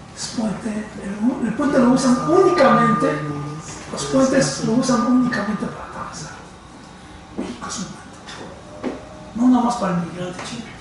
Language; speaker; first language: Spanish; non-native, fluent; Cantonese